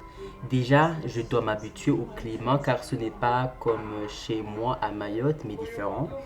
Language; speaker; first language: French; non-native, local second language; Comorian